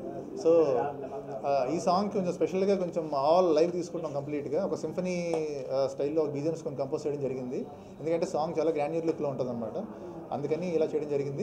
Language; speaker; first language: Telugu; native; Telugu